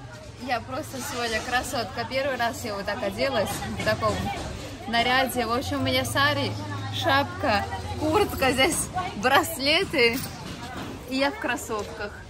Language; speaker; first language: Russian; native; Russian